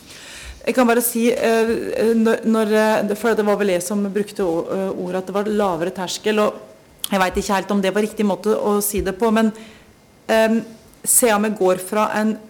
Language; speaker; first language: Norwegian; native; Norwegian